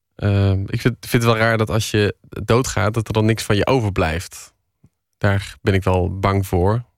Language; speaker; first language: Dutch; native; Dutch